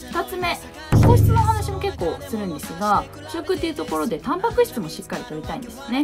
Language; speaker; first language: Japanese; native; Japanese